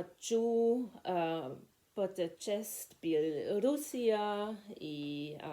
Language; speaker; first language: Russian; non-native, learner; German